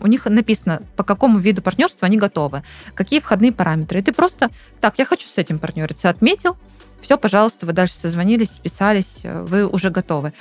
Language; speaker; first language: Russian; native; Russian